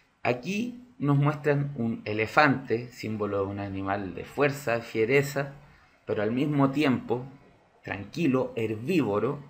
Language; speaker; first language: Spanish; native; Spanish